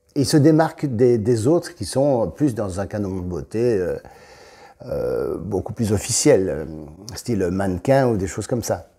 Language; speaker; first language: French; native; French